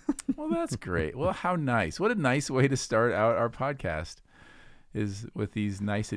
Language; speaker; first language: English; native; English